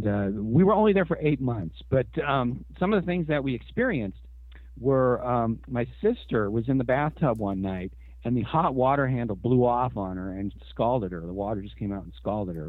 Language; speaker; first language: English; native; English